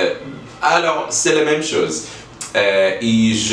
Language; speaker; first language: French; non-native, learner; English